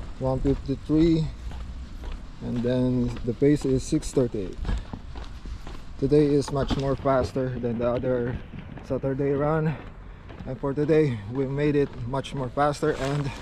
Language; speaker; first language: English; non-native, local second language; Filipino